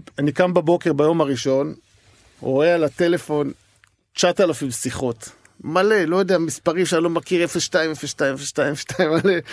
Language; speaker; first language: Hebrew; native; Hebrew